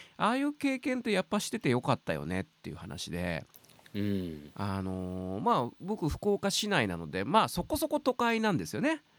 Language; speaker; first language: Japanese; native; Japanese